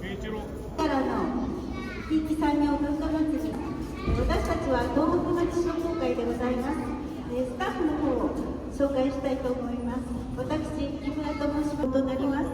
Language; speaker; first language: Japanese; native; Japanese